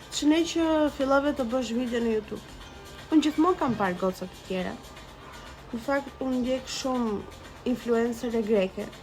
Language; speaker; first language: Albanian; early bilingual, heritage; Albanian